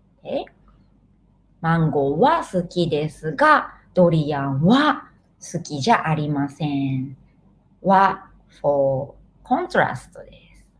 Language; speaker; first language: Japanese; non-native, fluent; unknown